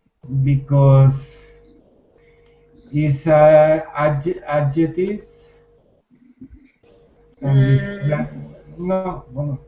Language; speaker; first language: English; non-native, learner; Spanish